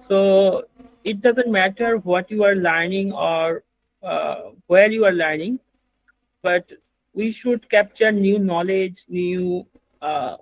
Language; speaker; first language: English; non-native, learner; Bangla